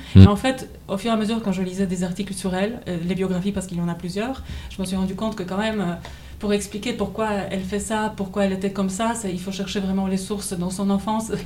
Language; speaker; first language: French; non-native, fluent; Polish